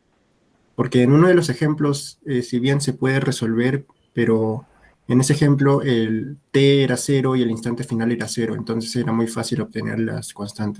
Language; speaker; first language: Spanish; native; Spanish